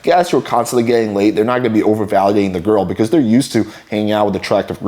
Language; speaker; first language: English; native; English